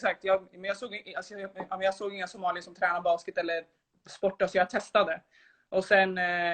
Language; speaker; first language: Swedish; early bilingual, other home language; Somali